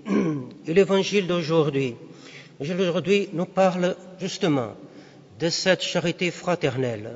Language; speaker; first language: French; non-native, fluent; Portuguese